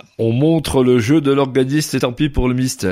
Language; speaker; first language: French; native; French